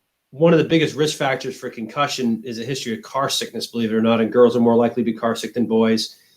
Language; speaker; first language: English; native; English